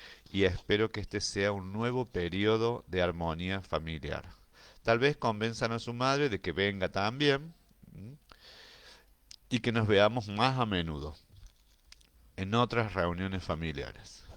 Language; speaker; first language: Spanish; native; Spanish